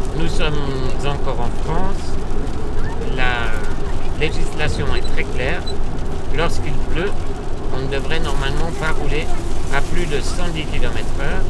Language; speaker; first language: French; native; French